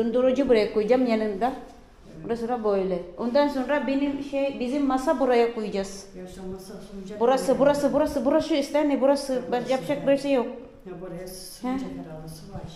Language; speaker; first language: Turkish; non-native, learner; Filipino